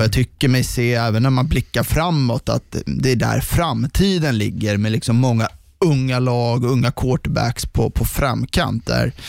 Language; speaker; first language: Swedish; native; Swedish